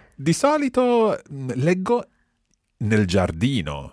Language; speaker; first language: Italian; non-native, fluent; English